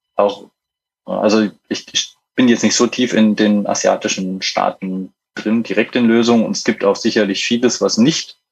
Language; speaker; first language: German; native; German